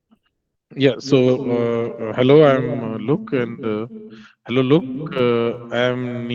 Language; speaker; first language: English; non-native, local second language; Hindi